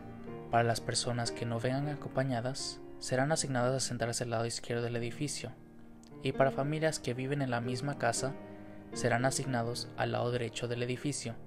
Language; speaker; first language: Spanish; native; Spanish